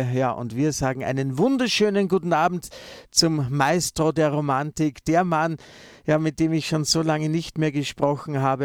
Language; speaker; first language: German; native; German